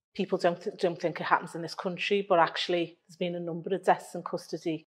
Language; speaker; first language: English; native; English